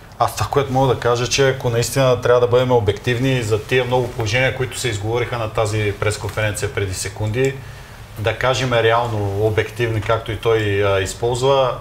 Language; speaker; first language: Bulgarian; native; Bulgarian